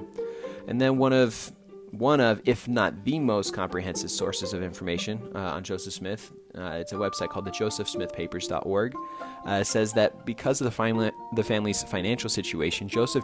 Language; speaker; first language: English; native; English